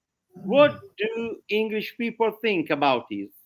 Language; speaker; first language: English; non-native, learner; Italian